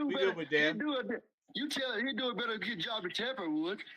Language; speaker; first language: English; native; English